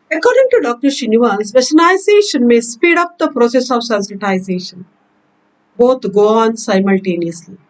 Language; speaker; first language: English; non-native, local second language; Kannada